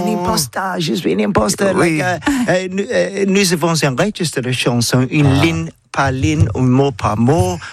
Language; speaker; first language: French; non-native, learner; English